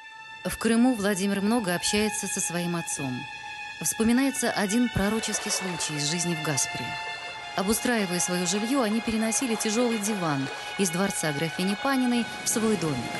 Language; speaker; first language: Russian; native; Russian